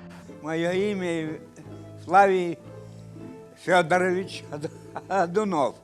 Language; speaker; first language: Russian; early bilingual, heritage; Russian